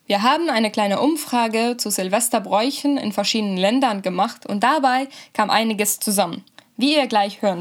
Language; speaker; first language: German; native; German